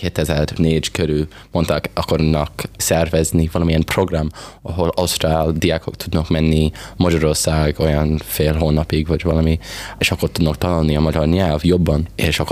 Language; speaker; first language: Hungarian; early bilingual, heritage; English